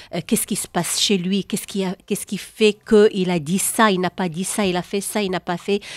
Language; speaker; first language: French; non-native, local second language; Arabic